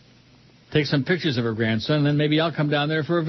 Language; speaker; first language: English; native; English